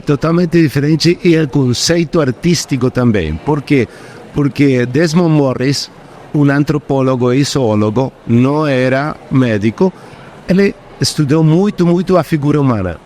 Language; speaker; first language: Portuguese; non-native, fluent; Spanish